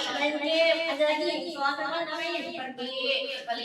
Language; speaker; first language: Indonesian; native; Indonesian